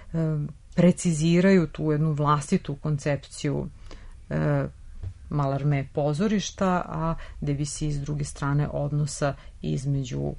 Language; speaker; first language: Serbian; native; Serbian